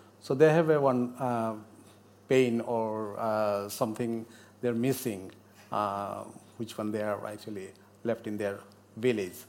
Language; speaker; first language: English; non-native, local second language; Bangla